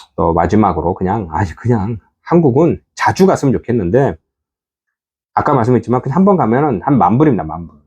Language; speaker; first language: Korean; native; Korean